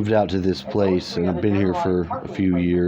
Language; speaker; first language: English; native; English